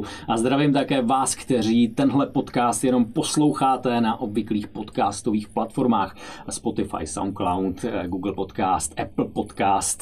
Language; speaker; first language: Czech; native; Czech